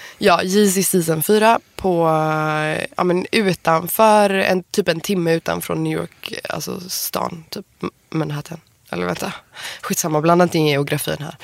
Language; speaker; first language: Swedish; native; Swedish